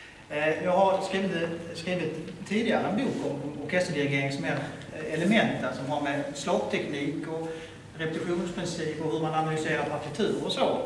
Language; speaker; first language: Swedish; native; Swedish